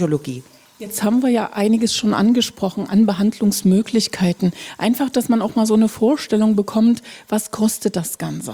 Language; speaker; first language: German; native; German